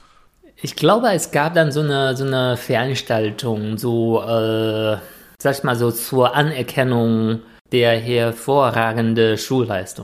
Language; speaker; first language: German; non-native, fluent; Chinese